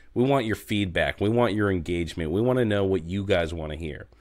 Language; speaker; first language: English; native; English